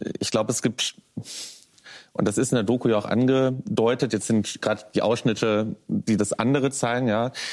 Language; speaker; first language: German; native; German